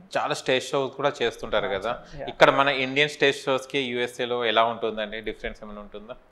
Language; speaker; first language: Telugu; native; Telugu